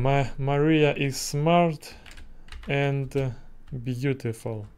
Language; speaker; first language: English; non-native, learner; Russian